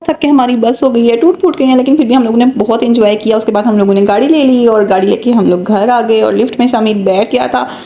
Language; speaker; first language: Urdu; native; Urdu